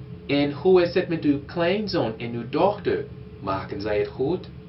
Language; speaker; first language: Dutch; non-native, learner; English